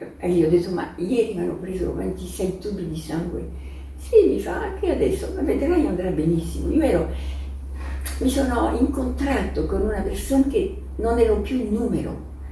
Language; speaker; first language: Italian; non-native, fluent; French